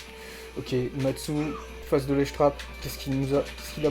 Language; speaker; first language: French; native; French